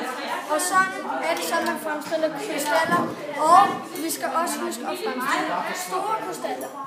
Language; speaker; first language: Danish; native; Danish